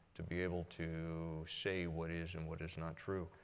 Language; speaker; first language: English; native; English